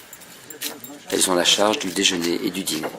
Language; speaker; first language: French; native; French